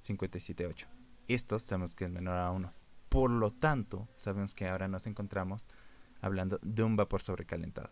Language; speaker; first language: Spanish; native; Spanish